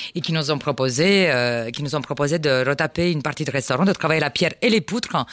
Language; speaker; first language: French; non-native, fluent; Romanian